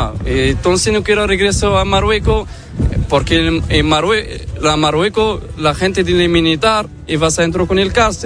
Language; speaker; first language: Spanish; non-native, learner; Arabic